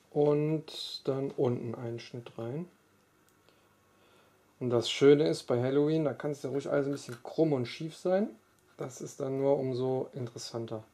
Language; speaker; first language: German; native; German